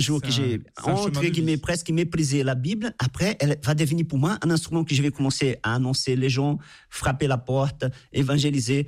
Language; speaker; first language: French; non-native, fluent; Portuguese